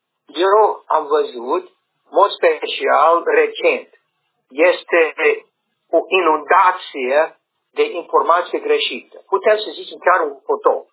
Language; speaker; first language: Romanian; non-native, learner; English